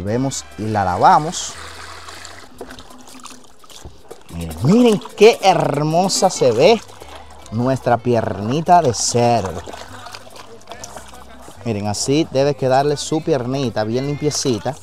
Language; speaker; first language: Spanish; native; Spanish